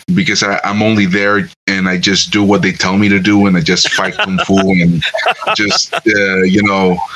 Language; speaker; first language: English; non-native, fluent; Spanish